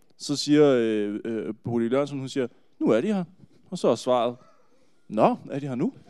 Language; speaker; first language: Danish; native; Danish